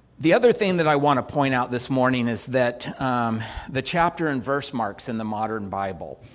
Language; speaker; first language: English; native; English